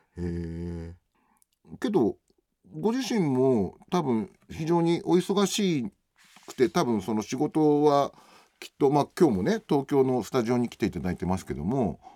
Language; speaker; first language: Japanese; native; Japanese